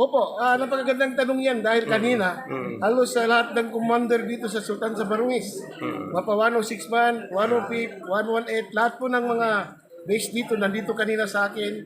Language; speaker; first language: Filipino; non-native, local second language; Maguindanaon